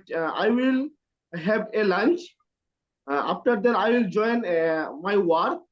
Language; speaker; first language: English; non-native, learner; Bangla